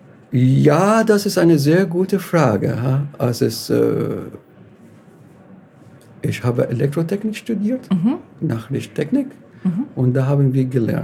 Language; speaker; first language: German; non-native, learner; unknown